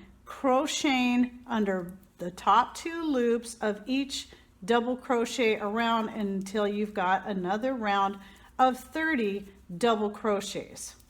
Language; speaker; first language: English; native; English